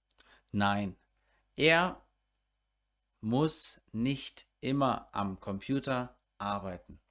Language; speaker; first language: German; non-native, fluent; English